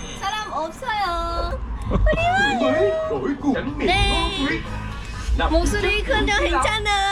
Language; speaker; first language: Korean; non-native, learner; Vietnamese